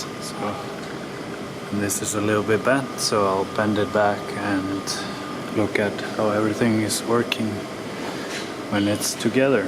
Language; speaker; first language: English; non-native, fluent; Icelandic